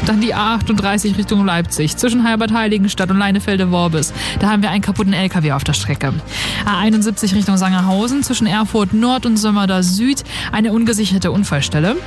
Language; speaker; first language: German; native; German